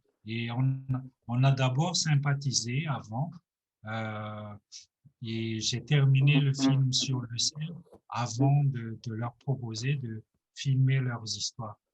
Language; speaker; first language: French; non-native, local second language; Malagasy